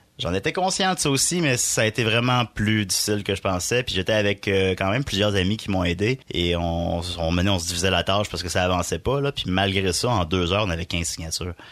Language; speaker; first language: French; native; French